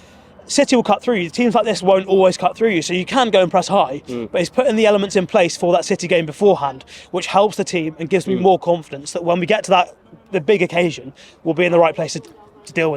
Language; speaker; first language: English; native; English